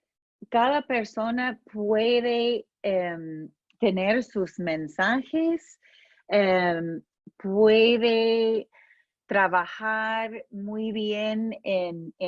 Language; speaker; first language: Spanish; non-native, fluent; English